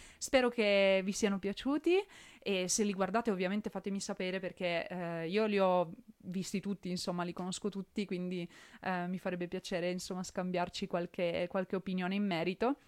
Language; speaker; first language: Italian; native; Italian